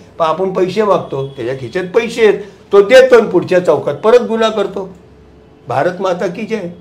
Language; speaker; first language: Marathi; non-native, local second language; Gujarati